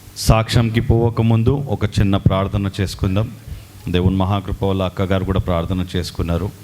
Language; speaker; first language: Telugu; non-native, local second language; Urdu